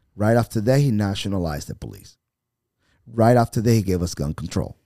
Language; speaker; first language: English; non-native, fluent; Spanish